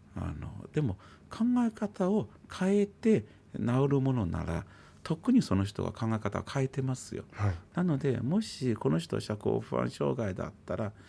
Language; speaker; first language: Japanese; native; Japanese